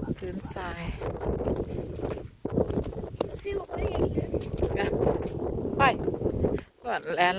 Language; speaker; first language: Danish; non-native, learner; Thai